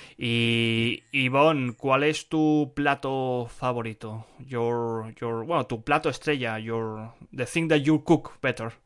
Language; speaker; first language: Spanish; non-native, learner; Dutch